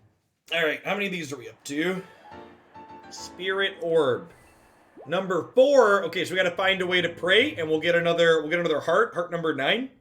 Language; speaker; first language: English; native; English